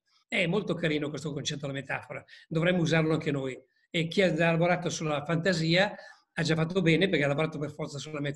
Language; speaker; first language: Italian; native; Italian